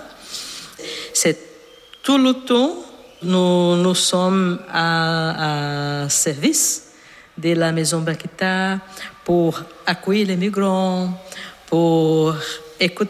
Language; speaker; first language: French; non-native, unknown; Portuguese